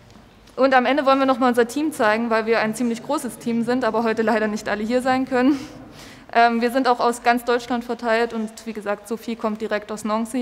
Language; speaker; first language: German; native; German